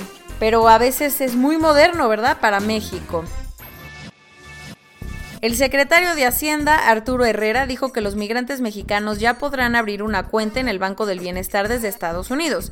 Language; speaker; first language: Spanish; native; Spanish